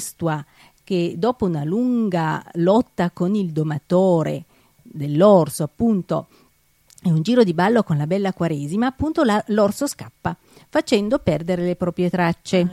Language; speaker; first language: Italian; native; Italian